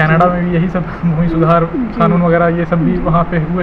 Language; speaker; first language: Hindi; native; Hindi